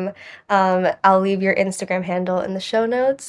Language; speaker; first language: English; native; English